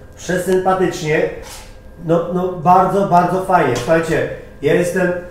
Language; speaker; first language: Polish; native; Polish